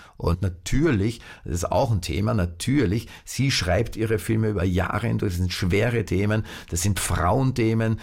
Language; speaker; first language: German; native; German